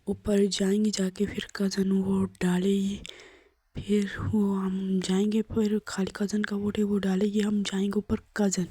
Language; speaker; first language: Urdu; non-native, local second language; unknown